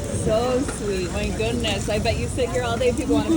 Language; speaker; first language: English; native; English